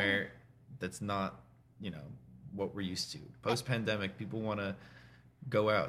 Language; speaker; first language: English; native; English